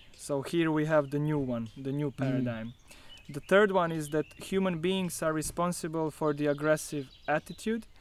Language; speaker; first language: English; non-native, fluent; Croatian